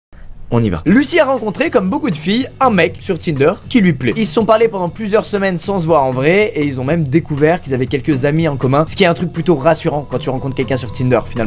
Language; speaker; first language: French; native; French